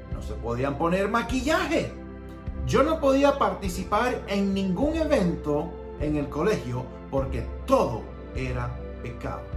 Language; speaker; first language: Spanish; early bilingual, heritage; Spanish